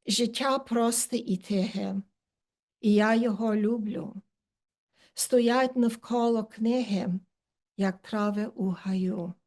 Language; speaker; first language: Ukrainian; early bilingual, heritage; Ukrainian